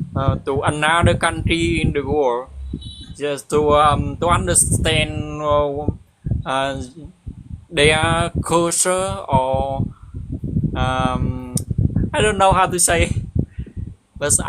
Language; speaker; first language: English; non-native, learner; Vietnamese